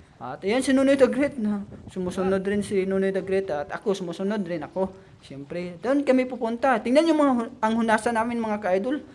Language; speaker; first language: Filipino; non-native, local second language; Cebuano